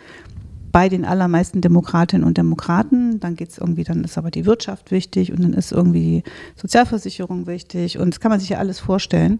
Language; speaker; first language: German; native; German